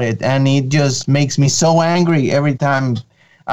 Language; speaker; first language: English; non-native, fluent; Spanish